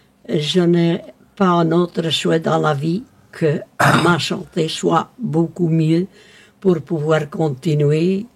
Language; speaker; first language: French; non-native, local second language; Spanish